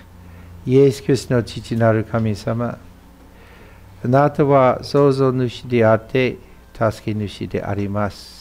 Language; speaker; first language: Japanese; non-native, fluent; English